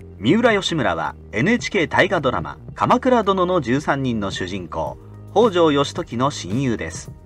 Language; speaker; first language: Japanese; native; Japanese